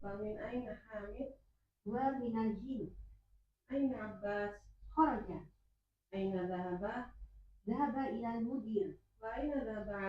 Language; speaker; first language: Arabic; non-native, learner; Indonesian